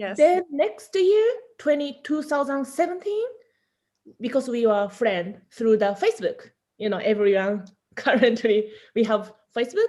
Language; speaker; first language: English; non-native, learner; Japanese